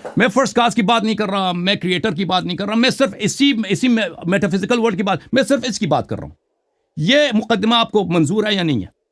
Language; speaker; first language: Urdu; non-native, fluent; Persian